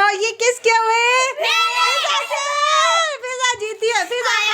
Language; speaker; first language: Urdu; native; Urdu